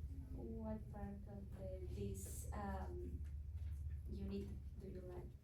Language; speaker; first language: English; non-native, learner; Spanish